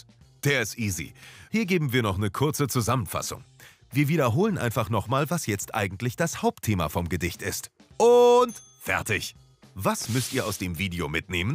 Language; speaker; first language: German; native; German